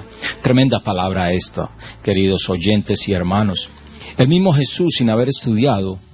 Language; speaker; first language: Spanish; native; Spanish